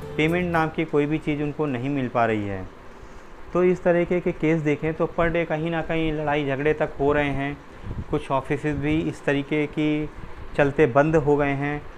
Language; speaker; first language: Hindi; native; Hindi